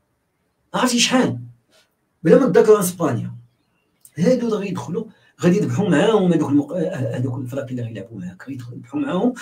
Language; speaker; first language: Arabic; native; Arabic